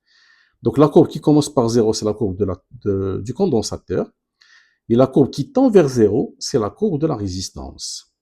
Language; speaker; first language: French; non-native, local second language; Arabic